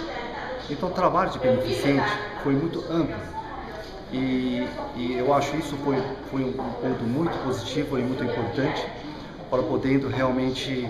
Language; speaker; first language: Portuguese; non-native, fluent; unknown